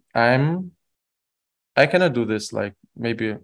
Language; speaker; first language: English; non-native, fluent; Russian